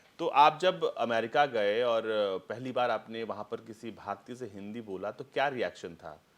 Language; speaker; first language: Hindi; native; Hindi